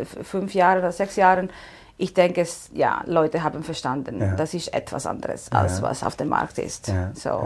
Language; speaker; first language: German; non-native, fluent; Italian